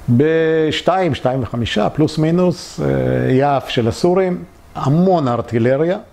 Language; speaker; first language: Hebrew; early bilingual, other home language; Polish